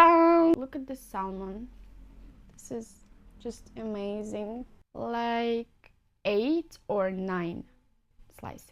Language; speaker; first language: English; non-native, fluent; Russian